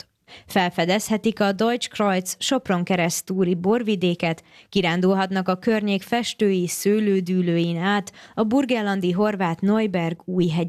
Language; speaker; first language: Hungarian; native; Hungarian